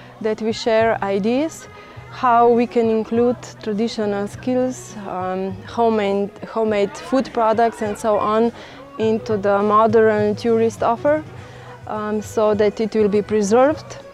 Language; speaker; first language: English; non-native, fluent; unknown